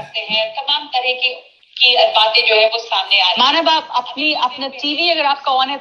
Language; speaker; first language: Hindi; native; Hindi